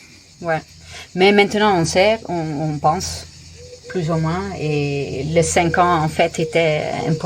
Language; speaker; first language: French; non-native, fluent; Dutch